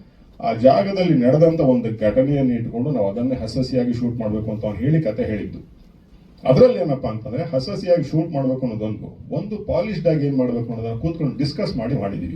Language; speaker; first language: Kannada; native; Kannada